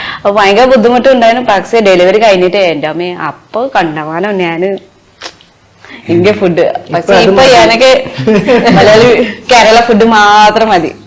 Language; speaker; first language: Malayalam; non-native, learner; Nepali